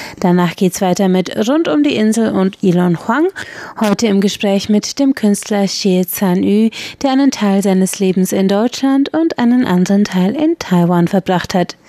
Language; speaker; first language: German; native; German